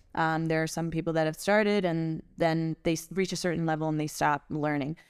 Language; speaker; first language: English; early bilingual, other home language; German